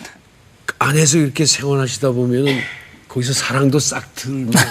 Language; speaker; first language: Korean; native; Korean